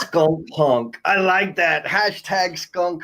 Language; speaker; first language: English; native; English